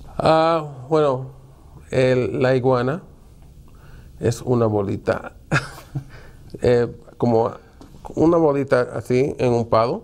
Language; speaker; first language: Spanish; early bilingual, heritage; Spanish